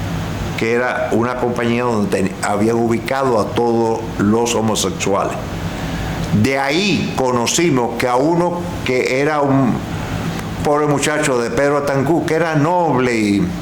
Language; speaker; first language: Spanish; native; Spanish